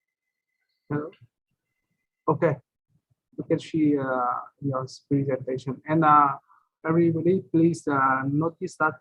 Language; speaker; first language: English; non-native, fluent; Vietnamese